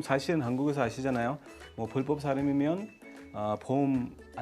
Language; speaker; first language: Korean; non-native, fluent; Urdu